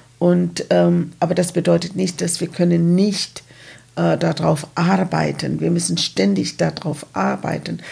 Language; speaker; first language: German; non-native, fluent; English